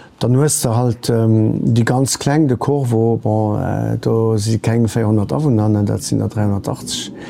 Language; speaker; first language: Luxembourgish; early bilingual, other home language; Portuguese